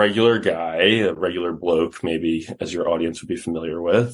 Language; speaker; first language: English; native; English